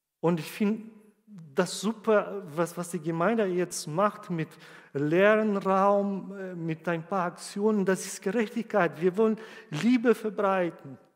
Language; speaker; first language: German; non-native, fluent; Portuguese